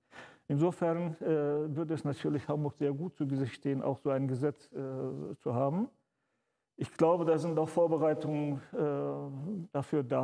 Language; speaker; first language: German; early bilingual, other home language; Turkish